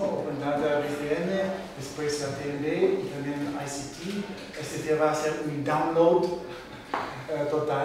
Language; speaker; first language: Spanish; non-native, fluent; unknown